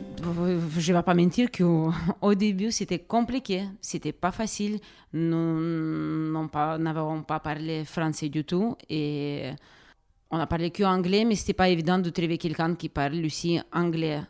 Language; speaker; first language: French; non-native, fluent; Russian